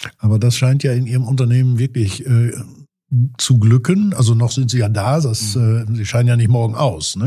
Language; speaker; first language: German; native; German